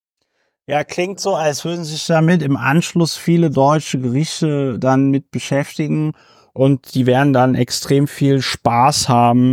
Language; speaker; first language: German; native; German